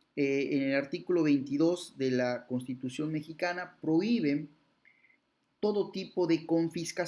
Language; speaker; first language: Spanish; native; Spanish